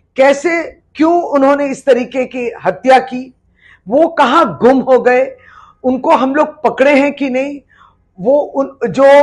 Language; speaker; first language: Hindi; non-native, local second language; Bangla